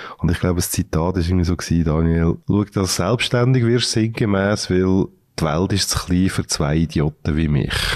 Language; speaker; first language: German; native; German